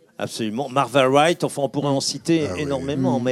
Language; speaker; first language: French; native; French